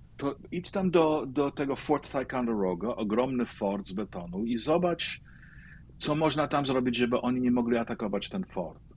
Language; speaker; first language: Polish; early bilingual, heritage; Polish